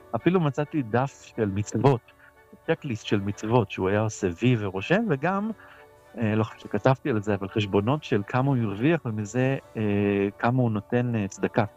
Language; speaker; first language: Hebrew; native; Hebrew